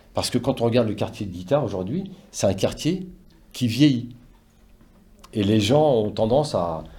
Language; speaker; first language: French; native; French